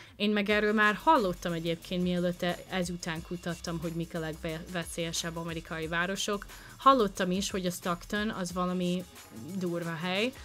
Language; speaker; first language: Hungarian; non-native, fluent; English